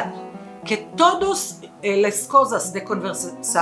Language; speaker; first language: Portuguese; non-native, learner; Spanish